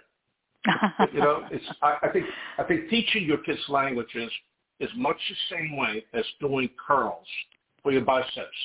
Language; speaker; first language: English; non-native, fluent; Hungarian